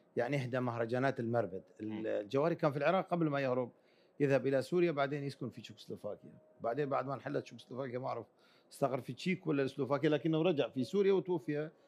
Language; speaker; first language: Arabic; early bilingual, other home language; Kurdish